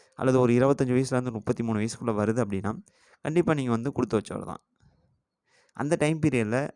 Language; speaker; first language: Tamil; native; Tamil